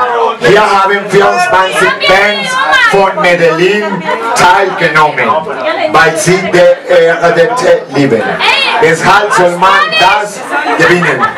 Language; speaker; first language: German; non-native, learner; Spanish